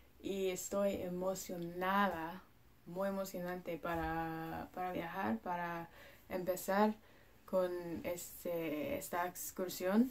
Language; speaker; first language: Spanish; non-native, learner; English